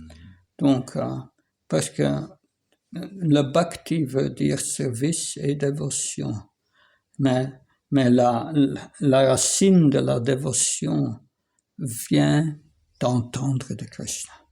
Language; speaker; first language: French; non-native, fluent; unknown